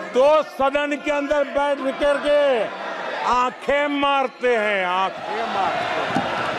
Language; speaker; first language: Hindi; native; Hindi